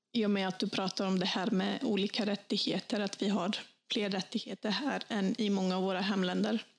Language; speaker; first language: Swedish; early bilingual, other home language; Bosnian